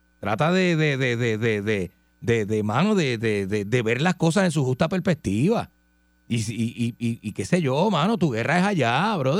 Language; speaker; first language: Spanish; native; Spanish